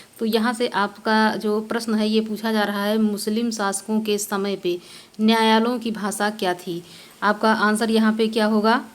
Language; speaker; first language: Hindi; native; Hindi